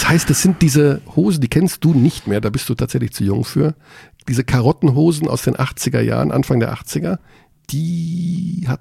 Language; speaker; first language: German; native; German